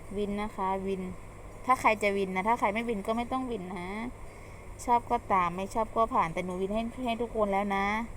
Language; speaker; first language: Thai; native; Thai